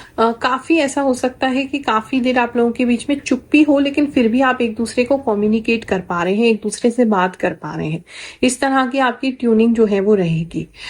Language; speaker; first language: Hindi; native; Hindi